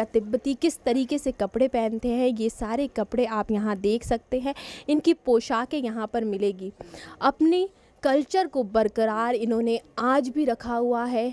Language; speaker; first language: Hindi; native; Hindi